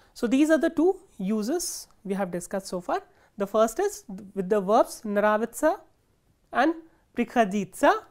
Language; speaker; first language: English; non-native, local second language; Hindi